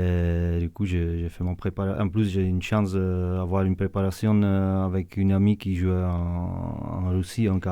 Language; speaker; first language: French; non-native, fluent; Czech